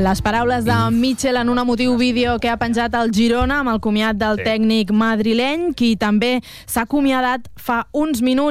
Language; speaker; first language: Catalan; native; Catalan